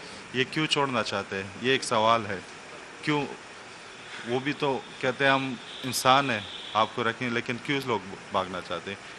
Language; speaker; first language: Hindi; non-native, fluent; Persian